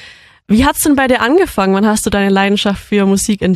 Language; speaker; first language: German; native; German